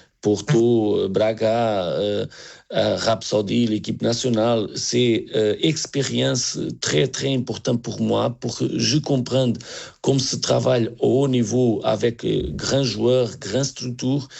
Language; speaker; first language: French; non-native, learner; Portuguese